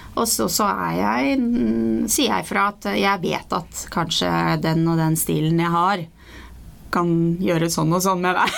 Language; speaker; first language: Norwegian; early bilingual, other home language; Persian